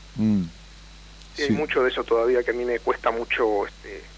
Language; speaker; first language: Spanish; native; Spanish